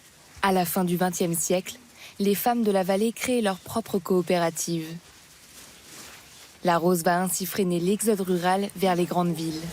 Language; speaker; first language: French; native; French